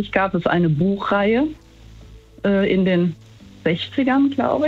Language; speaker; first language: German; native; German